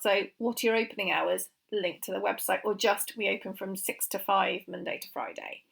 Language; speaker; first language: English; native; English